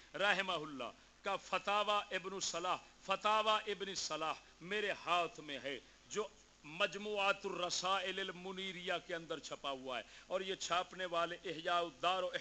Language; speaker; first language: Urdu; native; Urdu